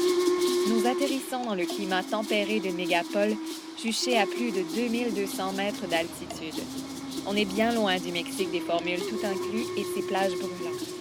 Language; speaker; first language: French; native; French